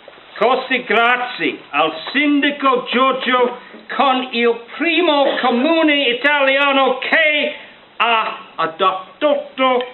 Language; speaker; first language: Italian; non-native, learner; English